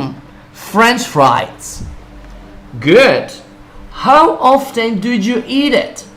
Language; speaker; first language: English; non-native, fluent; Spanish